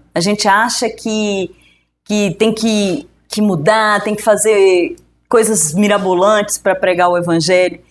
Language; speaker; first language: Portuguese; native; Portuguese